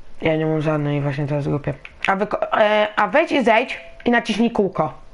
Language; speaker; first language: Polish; native; Polish